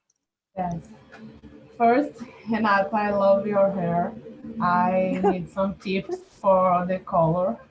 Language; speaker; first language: English; non-native, learner; Portuguese